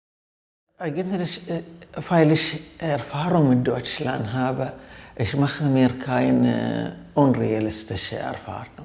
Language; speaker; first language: German; non-native, fluent; Arabic